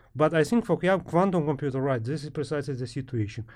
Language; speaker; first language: English; non-native, fluent; Ukrainian